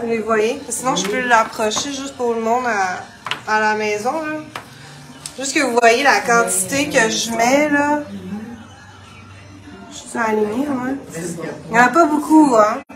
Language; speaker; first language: French; native; French